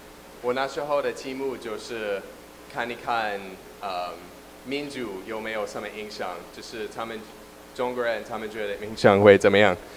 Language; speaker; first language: Chinese; non-native, learner; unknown